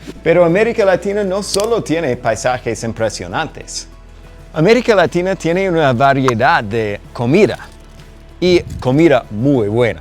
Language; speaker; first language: Spanish; non-native, fluent; English